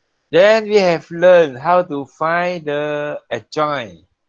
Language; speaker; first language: English; non-native, local second language; Malay